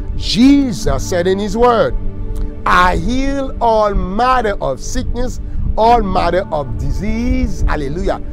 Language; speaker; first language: English; non-native, fluent; Haitian Creole